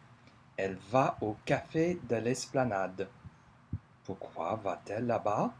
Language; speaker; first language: French; non-native, fluent; English